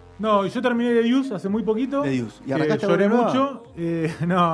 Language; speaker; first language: Spanish; native; Spanish